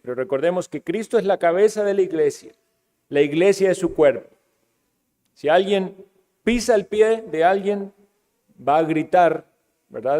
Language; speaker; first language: Spanish; native; Spanish